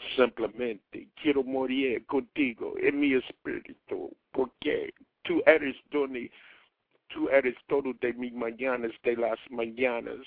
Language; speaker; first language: Spanish; non-native, learner; English